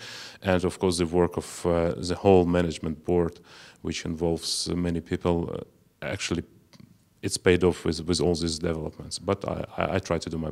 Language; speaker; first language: English; non-native, fluent; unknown